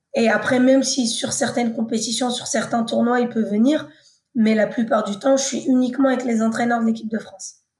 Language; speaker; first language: French; native; French